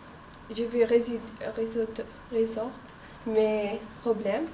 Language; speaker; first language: French; non-native, learner; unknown